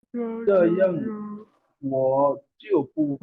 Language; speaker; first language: Chinese; non-native, learner; Bangla